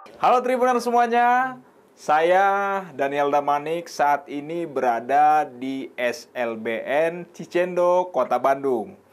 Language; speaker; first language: Indonesian; native; Indonesian